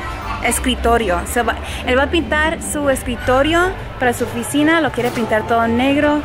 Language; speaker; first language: Spanish; early bilingual, heritage; Spanish